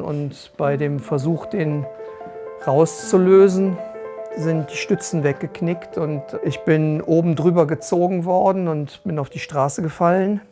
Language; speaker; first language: German; native; German